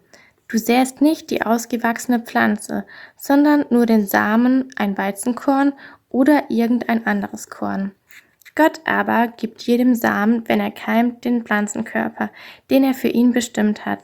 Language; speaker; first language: German; native; German